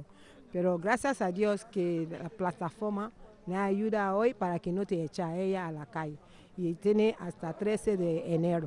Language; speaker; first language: Spanish; non-native, learner; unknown